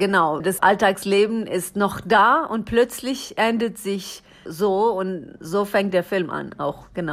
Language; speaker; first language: German; non-native, learner; Persian